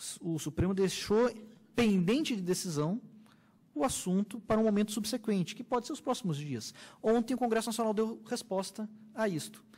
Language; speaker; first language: Portuguese; native; Portuguese